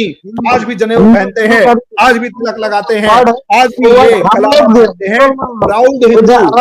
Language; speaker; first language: Hindi; native; Hindi